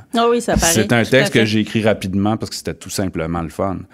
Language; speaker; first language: French; native; French